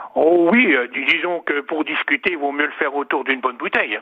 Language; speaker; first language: French; native; French